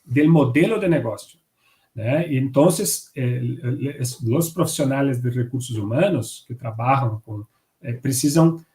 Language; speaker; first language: Spanish; non-native, fluent; Portuguese